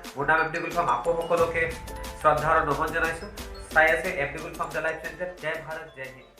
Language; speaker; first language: Assamese; non-native, local second language; Bangla